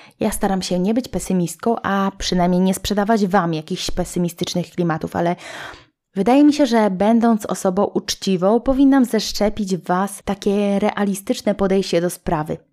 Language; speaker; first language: Polish; native; Polish